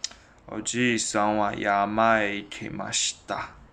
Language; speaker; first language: Japanese; non-native, learner; Chinese